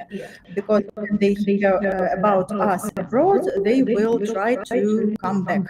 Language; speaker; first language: English; non-native, fluent; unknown